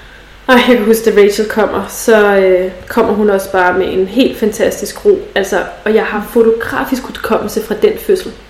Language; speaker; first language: Danish; native; Danish